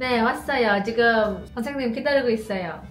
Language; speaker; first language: Korean; non-native, fluent; Indonesian